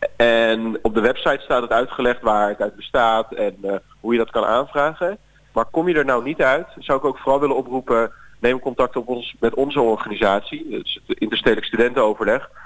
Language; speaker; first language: Dutch; native; Dutch